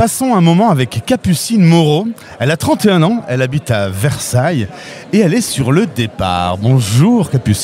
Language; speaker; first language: French; native; French